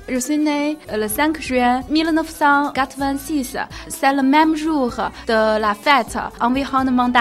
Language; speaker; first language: French; non-native, learner; Chinese